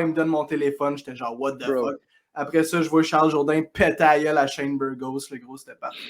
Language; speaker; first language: French; native; French